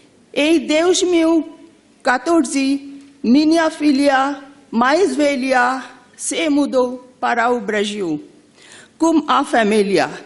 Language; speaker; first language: Portuguese; non-native, learner; Bangla